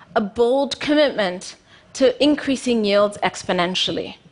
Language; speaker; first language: English; non-native, fluent; Amharic